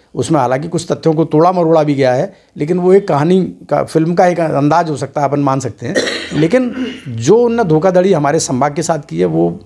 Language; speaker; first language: Hindi; native; Hindi